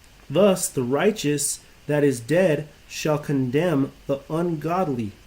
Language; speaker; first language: English; native; English